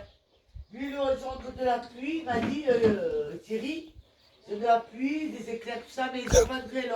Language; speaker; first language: French; native; French